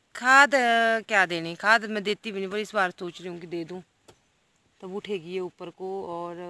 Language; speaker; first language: Hindi; native; Hindi